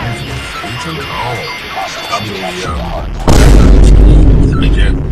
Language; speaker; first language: Chinese; non-native, learner; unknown